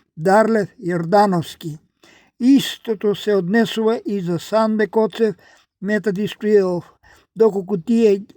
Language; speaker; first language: Macedonian; native; Macedonian